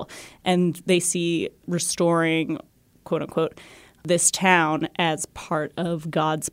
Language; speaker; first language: English; native; English